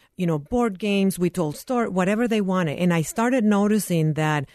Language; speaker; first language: English; non-native, fluent; Spanish